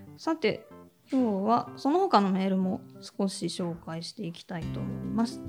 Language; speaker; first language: Japanese; native; Japanese